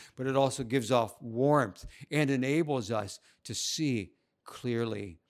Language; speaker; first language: English; native; English